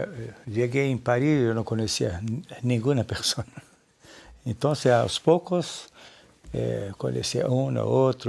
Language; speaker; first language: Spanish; non-native, learner; Portuguese